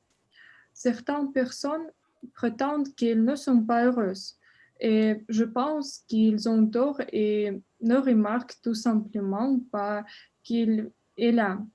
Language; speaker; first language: French; non-native, learner; Russian